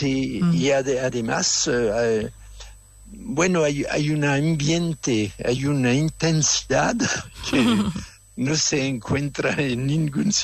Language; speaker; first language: Spanish; non-native, fluent; French